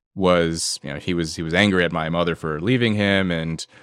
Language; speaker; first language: English; native; English